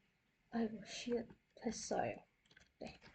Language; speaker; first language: Korean; non-native, fluent; Hindi